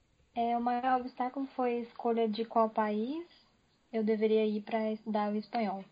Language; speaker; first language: Spanish; non-native, learner; Portuguese